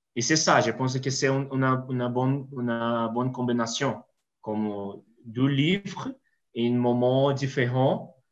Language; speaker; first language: French; non-native, learner; Portuguese